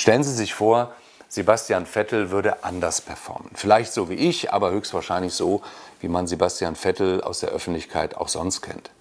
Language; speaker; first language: German; native; German